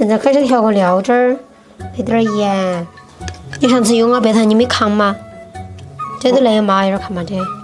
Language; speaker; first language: Chinese; native; Chinese